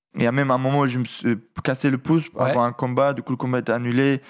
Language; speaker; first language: French; non-native, fluent; Russian